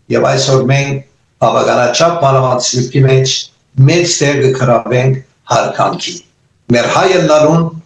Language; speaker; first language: Armenian; early bilingual, heritage; Armenian